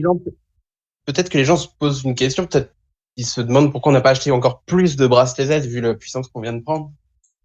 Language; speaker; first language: French; native; French